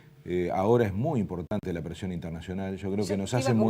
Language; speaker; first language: Spanish; native; Spanish